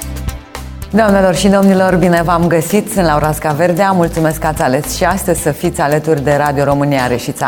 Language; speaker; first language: Romanian; native; Romanian